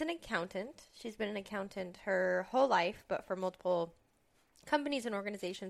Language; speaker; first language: English; native; English